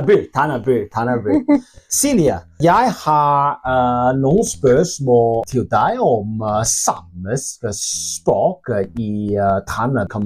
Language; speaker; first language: Norwegian; non-native, learner; Welsh